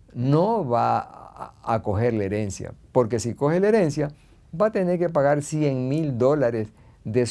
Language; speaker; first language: Spanish; native; Spanish